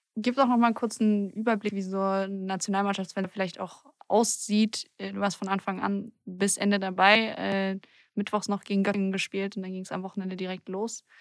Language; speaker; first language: German; native; German